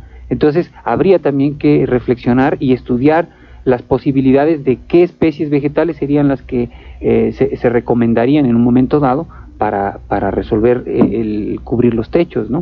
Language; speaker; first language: Spanish; native; Spanish